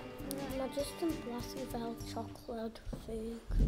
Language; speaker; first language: Welsh; non-native, local second language; English